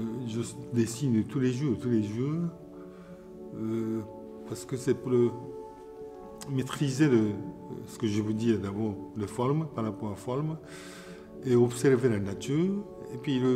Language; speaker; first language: French; non-native, fluent; Japanese